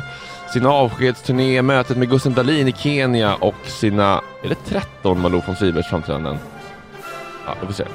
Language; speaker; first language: Swedish; native; Swedish